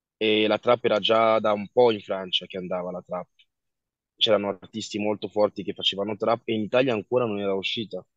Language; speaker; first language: Italian; early bilingual, other home language; French